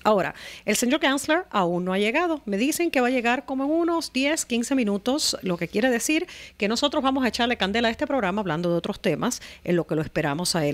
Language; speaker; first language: Spanish; native; Spanish